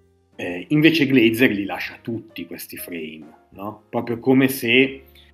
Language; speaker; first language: Italian; native; Italian